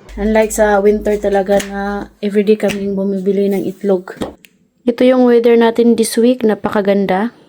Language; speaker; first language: Filipino; non-native, local second language; Cebuano